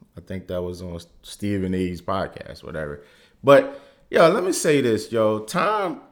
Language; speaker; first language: English; native; English